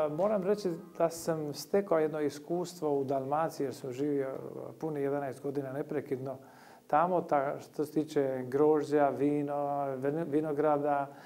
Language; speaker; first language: Croatian; non-native, local second language; Albanian